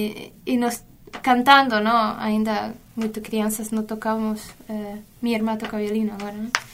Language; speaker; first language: Portuguese; non-native, fluent; Spanish